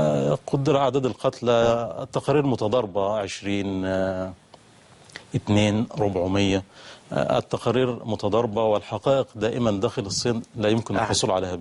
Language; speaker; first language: Arabic; native; Arabic